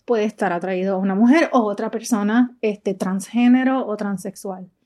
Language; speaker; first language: Spanish; early bilingual, heritage; Spanish